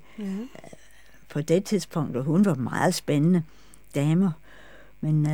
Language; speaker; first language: Danish; non-native, fluent; English